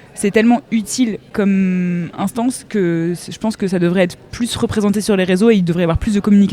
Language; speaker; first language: French; native; French